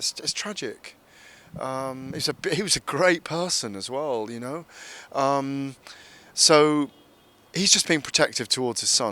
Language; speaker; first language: English; native; English